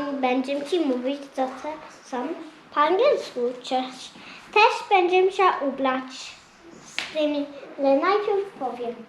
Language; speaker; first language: Polish; early bilingual, heritage; Polish